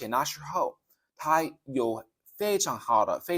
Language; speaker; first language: Chinese; non-native, fluent; English